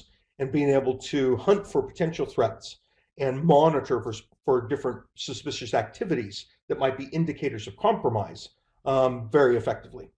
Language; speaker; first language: English; native; English